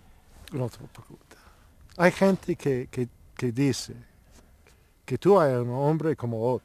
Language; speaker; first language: Spanish; non-native, learner; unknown